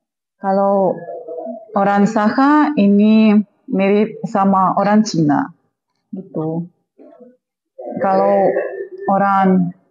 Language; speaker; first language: Indonesian; non-native, fluent; Russian